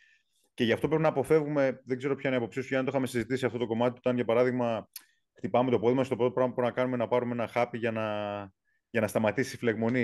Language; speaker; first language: Greek; native; Greek